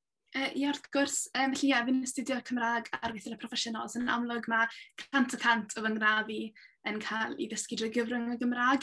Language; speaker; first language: Welsh; native; Welsh